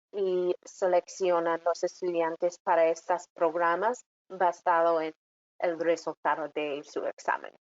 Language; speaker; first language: Spanish; non-native, fluent; English